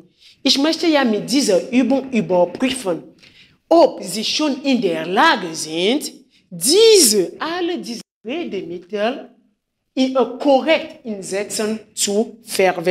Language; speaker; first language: German; non-native, fluent; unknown